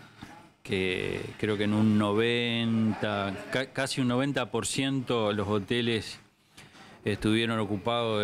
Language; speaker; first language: Spanish; native; Spanish